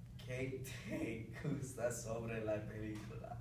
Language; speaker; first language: Spanish; non-native, learner; English